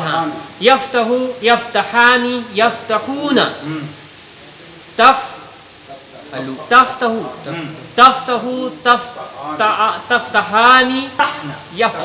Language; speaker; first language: Arabic; non-native, learner; Urdu